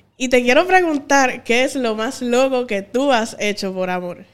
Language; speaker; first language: Spanish; native; Spanish